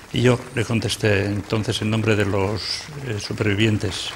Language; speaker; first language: Spanish; native; Spanish